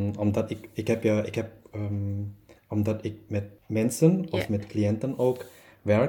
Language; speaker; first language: Dutch; non-native, learner; German